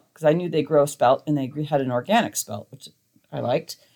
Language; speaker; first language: English; native; English